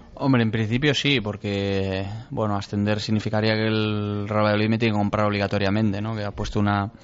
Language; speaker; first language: Spanish; native; Spanish